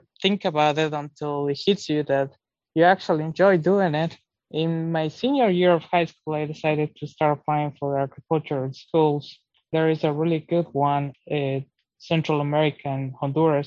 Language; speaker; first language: English; non-native, fluent; Spanish